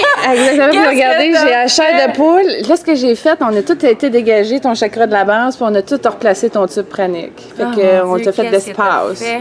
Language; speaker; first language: French; native; French